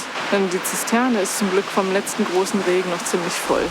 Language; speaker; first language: German; native; German